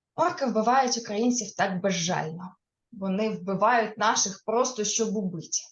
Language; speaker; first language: Ukrainian; non-native, local second language; Russian